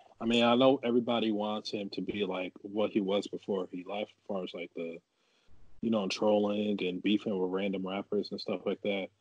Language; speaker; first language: English; native; English